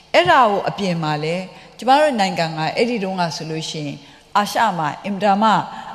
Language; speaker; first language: Burmese; native; Burmese